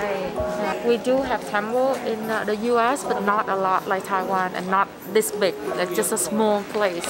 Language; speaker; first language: English; non-native, fluent; Vietnamese